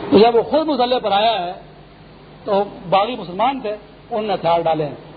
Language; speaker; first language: Urdu; native; Urdu